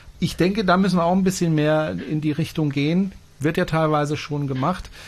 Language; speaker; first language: German; non-native, fluent; French